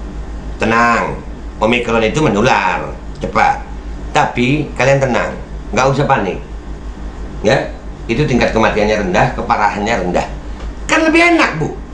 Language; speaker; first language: Indonesian; native; Indonesian